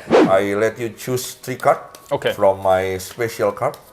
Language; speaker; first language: English; non-native, learner; Indonesian